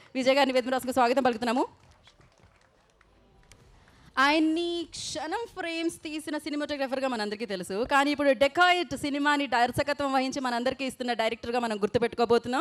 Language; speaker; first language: Telugu; native; Telugu